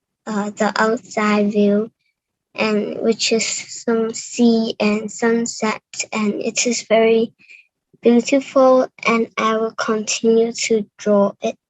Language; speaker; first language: English; non-native, learner; Cantonese